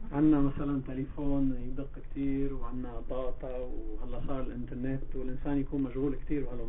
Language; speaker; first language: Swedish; non-native, learner; Arabic